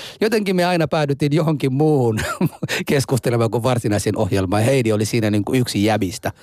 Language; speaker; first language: Finnish; non-native, fluent; Arabic